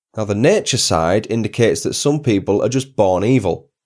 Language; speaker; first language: English; native; English